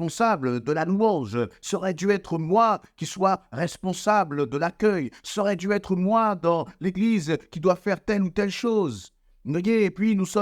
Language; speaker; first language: French; native; French